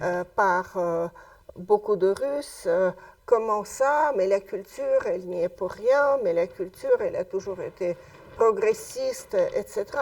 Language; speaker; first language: French; non-native, fluent; Russian